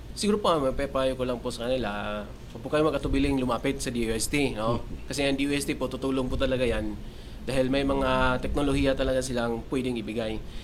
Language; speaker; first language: Filipino; non-native, local second language; Cebuano